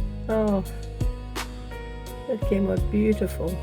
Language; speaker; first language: English; native; English